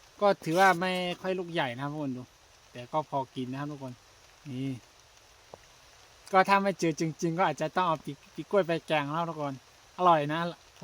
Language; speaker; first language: Thai; non-native, local second language; Shan